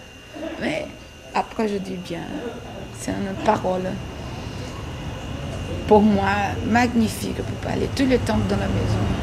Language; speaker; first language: French; non-native, learner; Portuguese